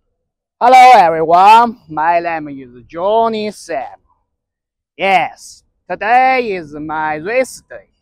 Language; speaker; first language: English; non-native, learner; Chinese